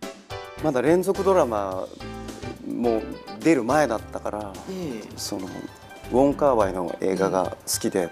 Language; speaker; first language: Japanese; native; Japanese